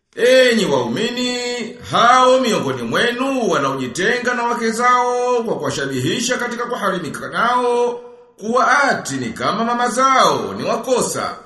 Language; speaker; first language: Swahili; native; Swahili